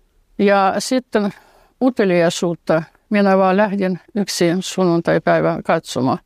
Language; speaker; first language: Finnish; non-native, fluent; Russian